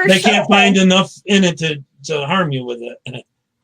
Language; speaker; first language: English; native; English